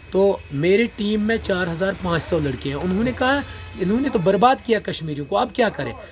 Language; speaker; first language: Urdu; non-native, local second language; Kashmiri